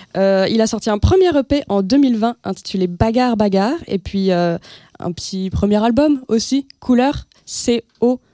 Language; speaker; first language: French; native; French